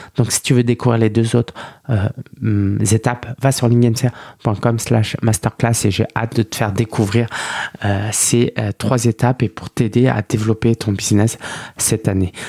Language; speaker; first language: French; early bilingual, other home language; Chinese